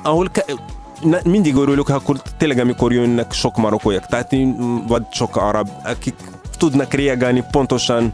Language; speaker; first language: Hungarian; non-native, fluent; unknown